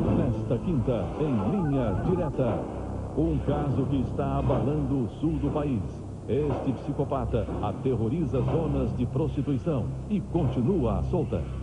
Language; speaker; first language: Portuguese; native; Portuguese